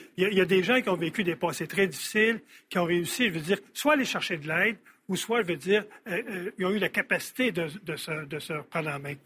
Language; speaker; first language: French; native; French